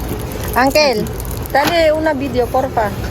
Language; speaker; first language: Spanish; non-native, learner; Filipino